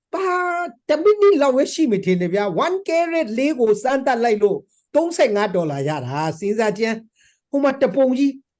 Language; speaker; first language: Burmese; non-native, local second language; Hakha Chin